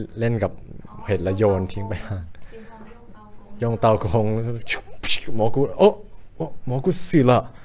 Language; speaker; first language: Chinese; non-native, fluent; Thai